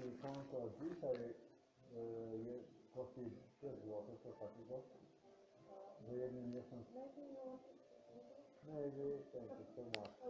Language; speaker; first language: Polish; non-native, learner; Serbian